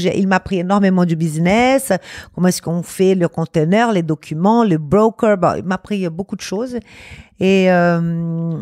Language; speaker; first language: French; non-native, fluent; Portuguese